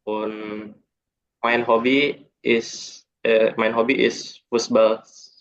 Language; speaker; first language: German; non-native, learner; Indonesian